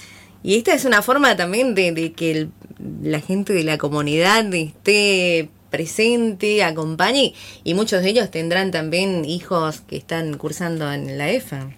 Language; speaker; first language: Spanish; native; Spanish